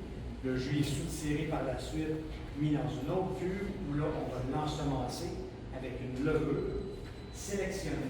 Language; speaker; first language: French; native; French